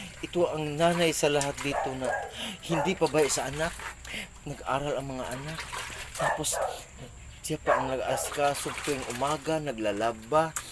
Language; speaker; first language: Filipino; non-native, local second language; Cebuano